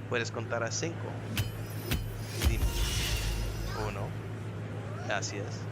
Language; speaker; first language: Spanish; non-native, learner; English